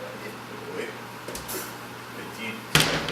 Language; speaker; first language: French; non-native, learner; English